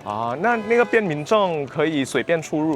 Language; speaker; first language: Chinese; non-native, fluent; Indonesian